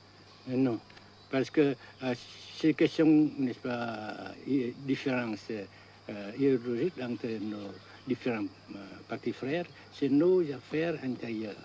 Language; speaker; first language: French; non-native, local second language; Vietnamese